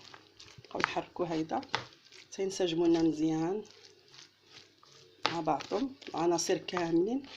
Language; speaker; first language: Arabic; native; Arabic